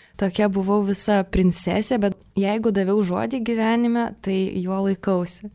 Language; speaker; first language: Lithuanian; early bilingual, heritage; Russian